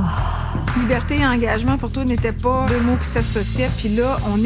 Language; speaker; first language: French; native; French